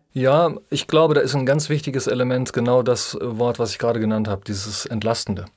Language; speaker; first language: German; native; German